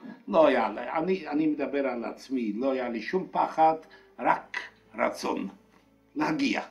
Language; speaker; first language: Hebrew; non-native, fluent; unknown